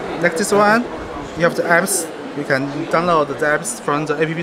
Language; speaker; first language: English; non-native, learner; Chinese